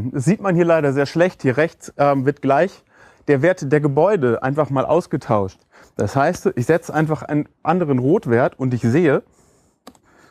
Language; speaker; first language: German; native; German